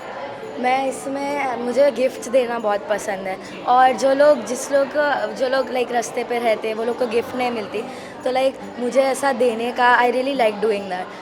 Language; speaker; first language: Hindi; non-native, local second language; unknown